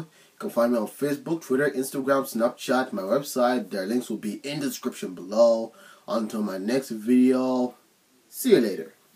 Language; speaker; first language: English; native; English